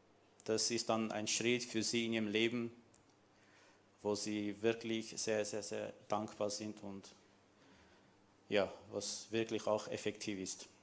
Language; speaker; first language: German; non-native, fluent; Armenian